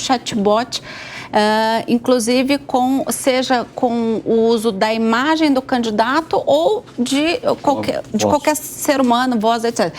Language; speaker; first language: Portuguese; native; Portuguese